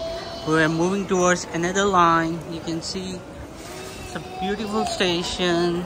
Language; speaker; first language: English; non-native, local second language; Urdu